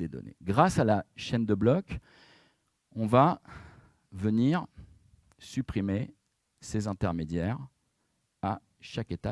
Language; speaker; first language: French; native; French